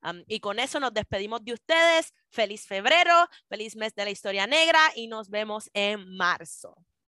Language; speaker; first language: Spanish; native; Spanish